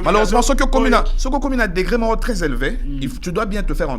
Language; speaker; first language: French; non-native, local second language; Lingala